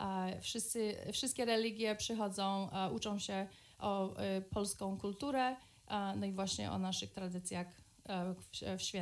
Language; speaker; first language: Polish; early bilingual, other home language; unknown